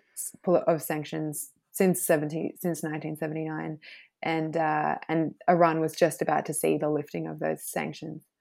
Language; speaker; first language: English; native; English